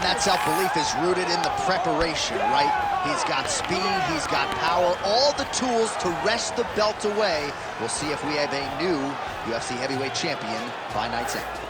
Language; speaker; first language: English; native; English